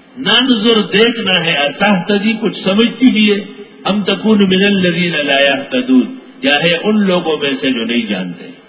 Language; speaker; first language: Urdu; non-native, local second language; Pashto